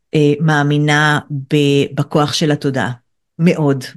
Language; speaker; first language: Hebrew; native; Hebrew